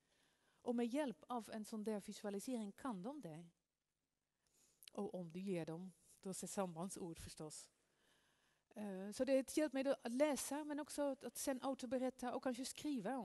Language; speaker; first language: Swedish; non-native, fluent; Dutch